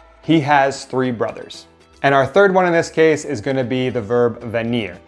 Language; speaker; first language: English; native; English